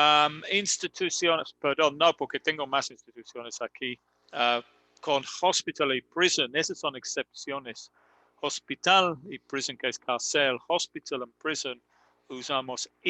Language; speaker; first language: Spanish; non-native, learner; English